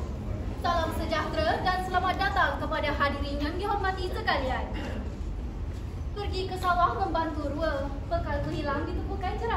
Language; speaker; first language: Malay; native; Malay